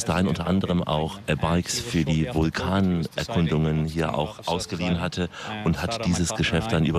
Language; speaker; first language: German; native; German